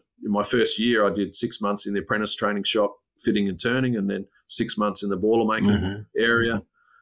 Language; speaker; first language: English; native; English